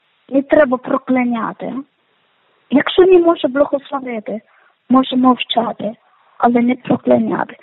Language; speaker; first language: Ukrainian; non-native, learner; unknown